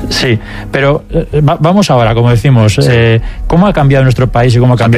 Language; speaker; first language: Spanish; native; Spanish